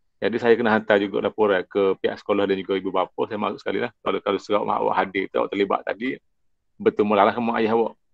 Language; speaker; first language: Malay; native; Malay